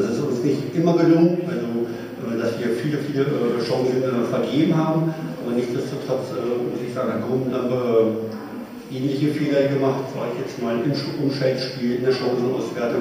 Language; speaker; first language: German; native; German